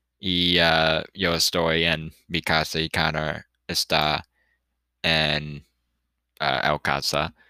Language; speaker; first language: Spanish; non-native, learner; English